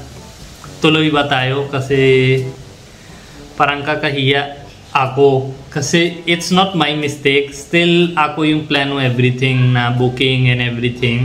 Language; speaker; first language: Filipino; non-native, learner; Punjabi